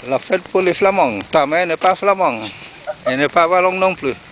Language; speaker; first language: French; non-native, learner; Khmer